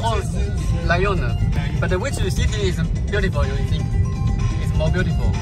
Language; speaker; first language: English; non-native, fluent; Chinese